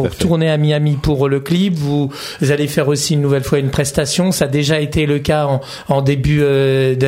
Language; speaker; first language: French; native; French